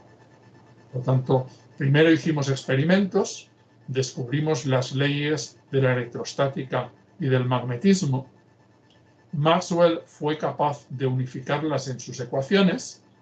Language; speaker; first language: Spanish; native; Spanish